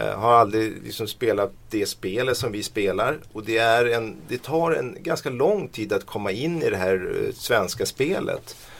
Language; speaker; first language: Swedish; native; Swedish